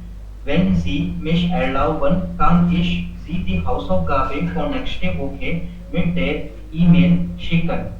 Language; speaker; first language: German; non-native, learner; Hindi